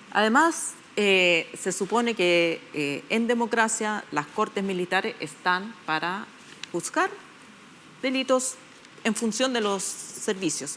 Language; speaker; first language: Spanish; native; Spanish